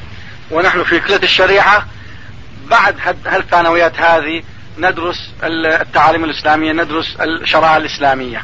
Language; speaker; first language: Arabic; non-native, fluent; Turkish